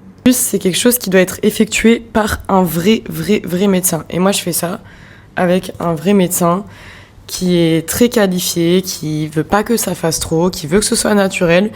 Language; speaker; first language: French; native; French